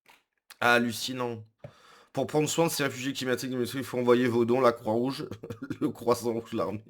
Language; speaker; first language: French; native; French